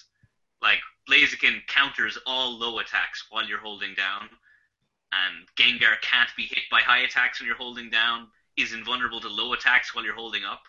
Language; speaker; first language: English; native; English